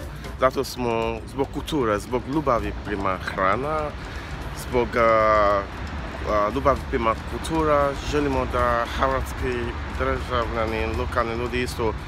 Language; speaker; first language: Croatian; non-native, learner; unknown